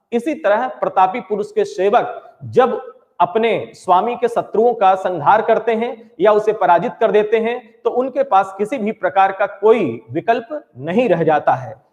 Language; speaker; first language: Hindi; native; Hindi